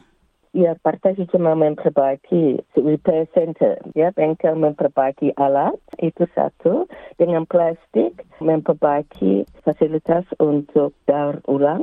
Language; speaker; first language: Indonesian; early bilingual, heritage; English